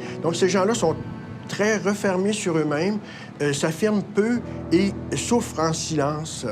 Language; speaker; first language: French; native; French